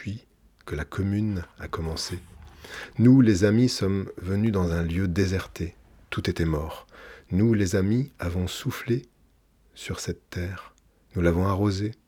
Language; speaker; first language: French; native; French